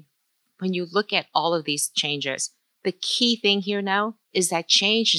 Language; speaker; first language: English; early bilingual, other home language; Chinese